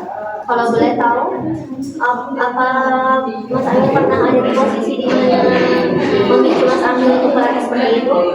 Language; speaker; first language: Indonesian; native; Indonesian